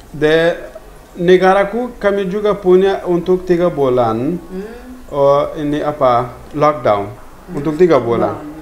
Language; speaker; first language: Indonesian; non-native, learner; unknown